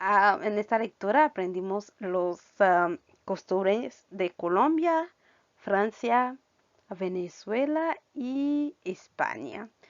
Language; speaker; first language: Spanish; non-native, fluent; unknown